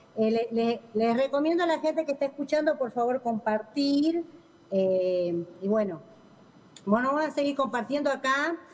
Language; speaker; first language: Spanish; native; Spanish